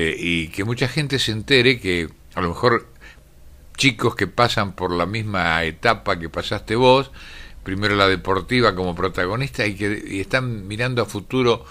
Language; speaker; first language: Spanish; native; Spanish